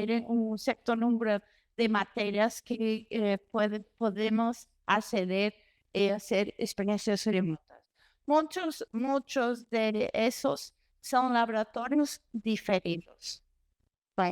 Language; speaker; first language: Spanish; non-native, learner; Portuguese